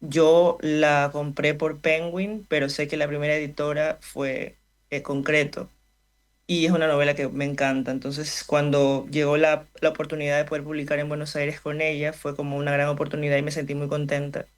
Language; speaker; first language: Spanish; native; Spanish